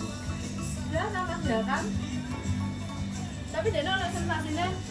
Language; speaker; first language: Japanese; non-native, learner; Indonesian